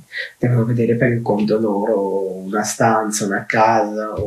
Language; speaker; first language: Italian; non-native, fluent; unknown